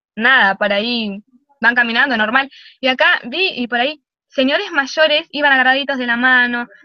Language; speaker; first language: Spanish; native; Spanish